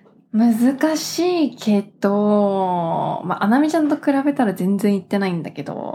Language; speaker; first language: Japanese; early bilingual, heritage; Japanese